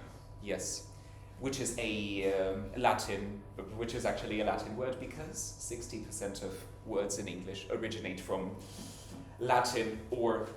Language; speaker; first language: English; non-native, fluent; Ukrainian